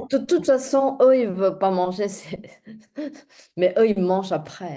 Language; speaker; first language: French; non-native, fluent; Chinese